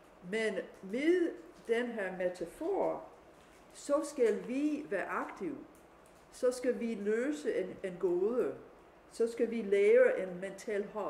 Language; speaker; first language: Danish; non-native, fluent; English